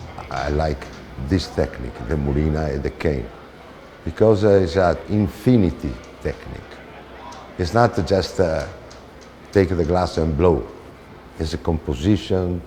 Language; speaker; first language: English; non-native, fluent; Italian